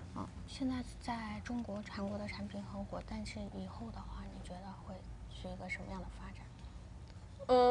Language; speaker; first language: Chinese; non-native, fluent; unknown